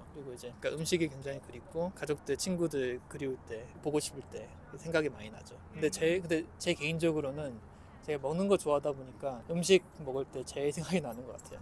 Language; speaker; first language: Korean; native; Korean